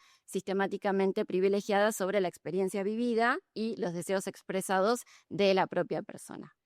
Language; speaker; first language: Spanish; native; Spanish